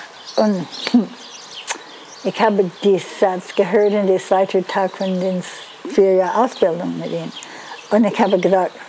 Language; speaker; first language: German; non-native, fluent; English